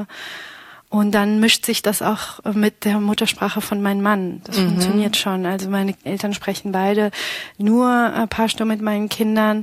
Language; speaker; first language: German; early bilingual, other home language; Pashto